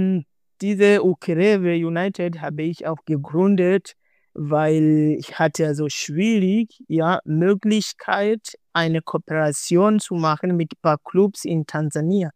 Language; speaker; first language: German; non-native, learner; Swahili